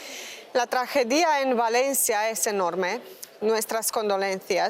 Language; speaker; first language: Spanish; non-native, fluent; Romanian